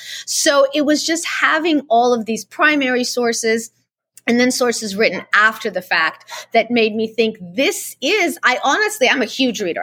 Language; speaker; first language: English; early bilingual, other home language; Russian